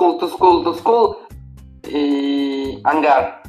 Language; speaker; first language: English; non-native, learner; Kazakh